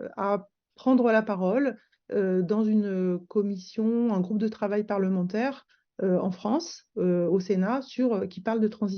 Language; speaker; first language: French; native; French